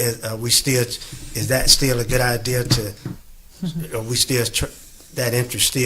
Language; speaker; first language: English; native; English